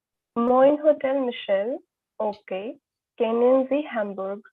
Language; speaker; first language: German; non-native, learner; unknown